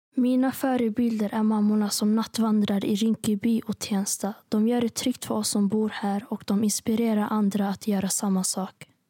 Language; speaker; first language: Swedish; early bilingual, other home language; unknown